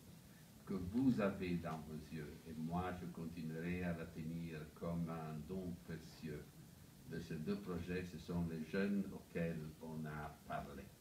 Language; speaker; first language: French; non-native, fluent; Italian